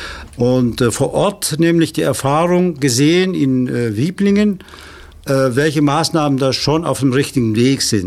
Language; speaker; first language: German; native; German